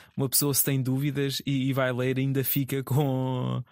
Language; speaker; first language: Portuguese; native; Portuguese